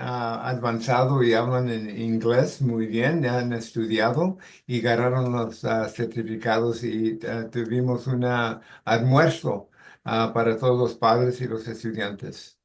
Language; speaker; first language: Spanish; early bilingual, heritage; Spanish